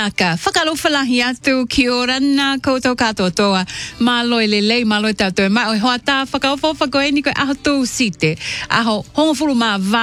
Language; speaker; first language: English; non-native, local second language; Tongan